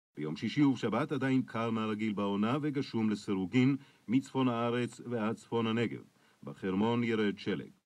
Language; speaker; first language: Hebrew; native; Hebrew